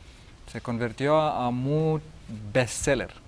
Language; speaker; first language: Spanish; non-native, learner; Lithuanian